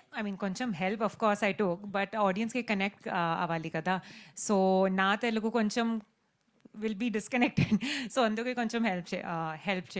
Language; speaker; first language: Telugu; non-native, learner; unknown